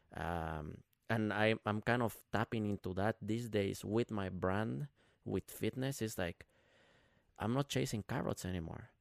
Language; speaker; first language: English; non-native, fluent; Spanish